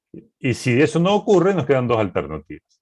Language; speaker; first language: Spanish; native; Spanish